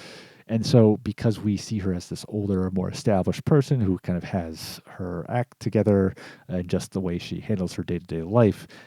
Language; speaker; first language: English; native; English